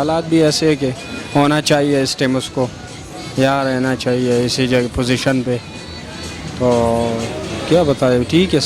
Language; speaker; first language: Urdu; non-native, local second language; Pashto